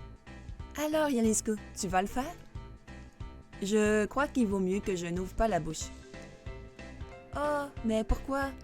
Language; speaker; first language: French; native; French